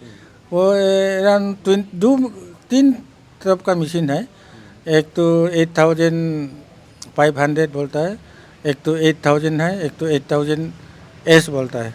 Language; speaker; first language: Hindi; non-native, local second language; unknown